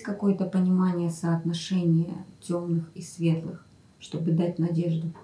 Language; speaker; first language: Russian; native; Russian